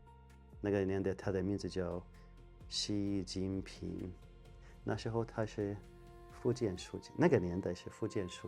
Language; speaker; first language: Chinese; non-native, fluent; Arabic